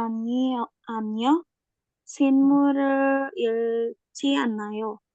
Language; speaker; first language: Korean; non-native, learner; Indonesian